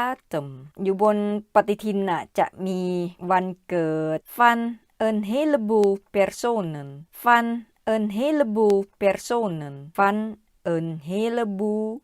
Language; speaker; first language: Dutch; non-native, learner; Thai